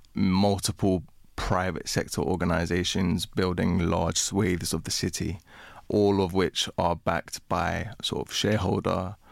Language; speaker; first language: English; native; English